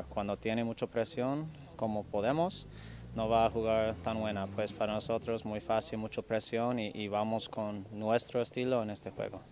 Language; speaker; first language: Spanish; non-native, fluent; English